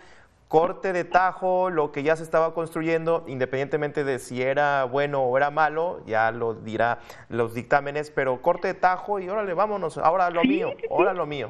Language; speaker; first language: Spanish; native; Spanish